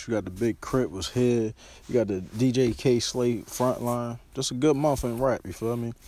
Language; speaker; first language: English; native; English